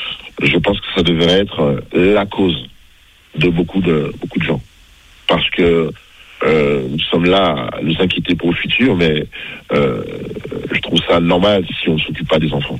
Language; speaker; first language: French; native; French